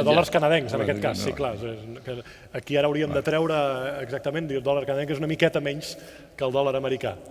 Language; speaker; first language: Catalan; native; Catalan